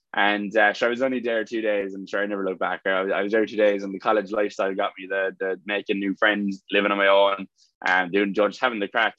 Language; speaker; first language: English; native; English